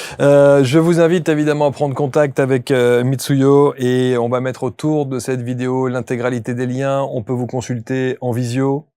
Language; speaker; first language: French; native; French